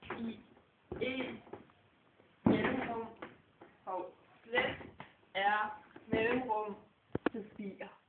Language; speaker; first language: Danish; native; Danish